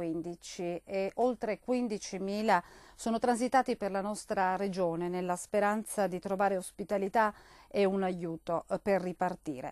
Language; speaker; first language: Italian; native; Italian